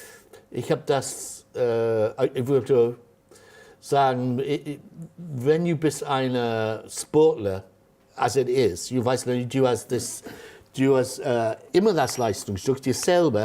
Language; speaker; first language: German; non-native, fluent; English